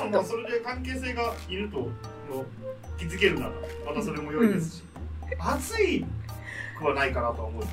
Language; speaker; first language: Japanese; native; Japanese